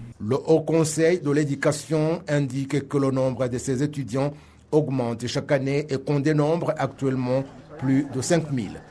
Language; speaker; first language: French; non-native, local second language; Kinyarwanda